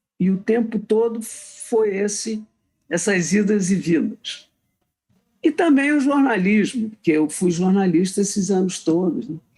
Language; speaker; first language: Portuguese; native; Portuguese